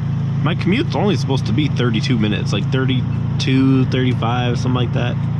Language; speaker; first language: English; native; English